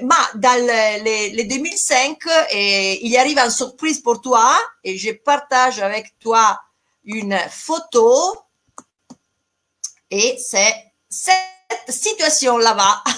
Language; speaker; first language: French; non-native, fluent; Italian